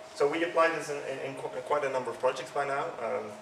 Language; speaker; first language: English; non-native, fluent; Dutch